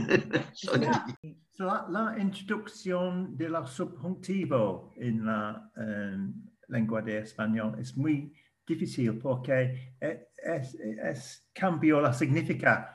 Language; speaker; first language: Spanish; non-native, learner; English